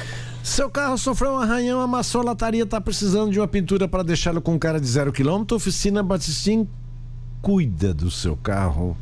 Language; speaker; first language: Portuguese; native; Portuguese